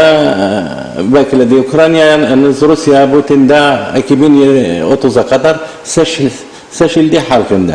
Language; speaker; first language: Turkish; non-native, learner; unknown